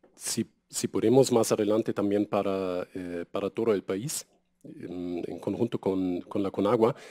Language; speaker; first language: Spanish; non-native, fluent; German